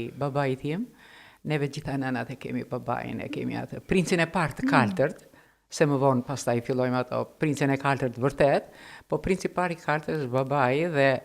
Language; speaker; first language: Albanian; native; Albanian